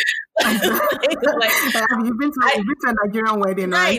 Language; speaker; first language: English; non-native, local second language; Yoruba